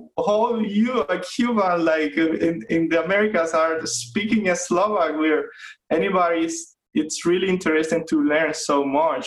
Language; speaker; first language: English; non-native, fluent; Spanish